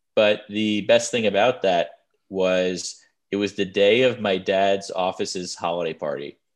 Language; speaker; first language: English; native; English